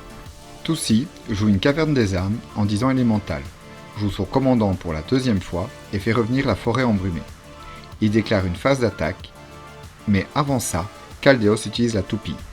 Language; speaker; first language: French; native; French